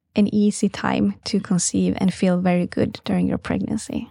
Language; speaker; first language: English; non-native, fluent; Swedish